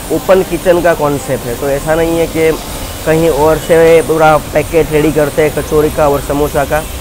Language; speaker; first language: Hindi; non-native, local second language; Gujarati